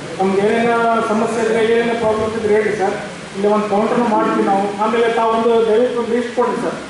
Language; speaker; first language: Kannada; native; Kannada